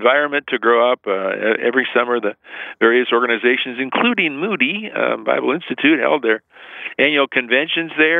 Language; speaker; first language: English; native; English